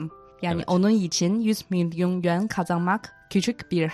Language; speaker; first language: Turkish; non-native, fluent; Chinese